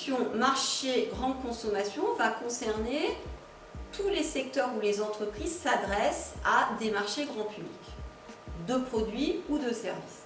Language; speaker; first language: French; native; French